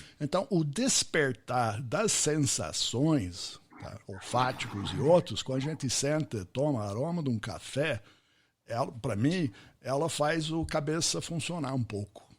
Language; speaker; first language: Portuguese; non-native, fluent; English